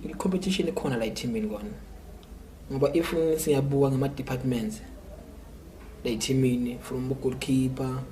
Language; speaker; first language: Zulu; non-native, local second language; Swati